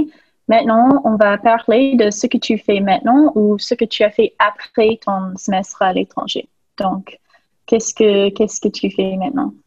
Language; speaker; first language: French; non-native, fluent; English